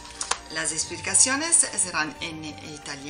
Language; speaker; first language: Spanish; non-native, learner; Italian